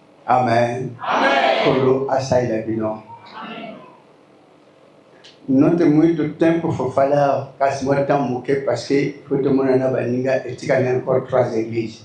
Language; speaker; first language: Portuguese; non-native, learner; Lingala